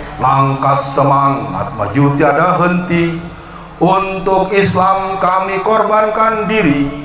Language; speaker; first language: Indonesian; native; Indonesian